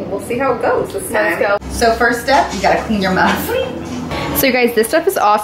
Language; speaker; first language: English; native; English